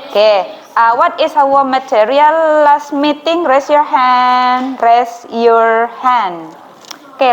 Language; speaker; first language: English; non-native, fluent; Indonesian